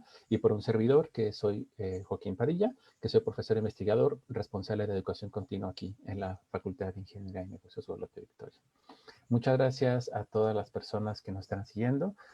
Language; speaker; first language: Spanish; native; Spanish